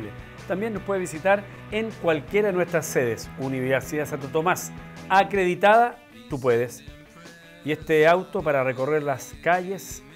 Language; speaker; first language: Spanish; native; Spanish